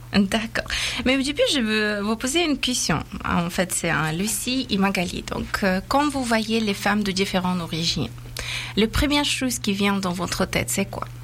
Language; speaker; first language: French; non-native, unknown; Persian